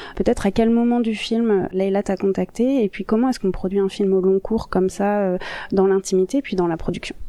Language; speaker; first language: French; native; French